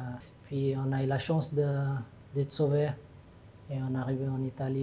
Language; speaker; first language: French; non-native, fluent; Tigrinya